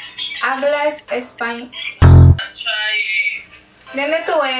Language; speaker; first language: Spanish; non-native, learner; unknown